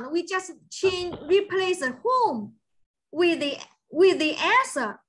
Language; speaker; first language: English; non-native, fluent; Chinese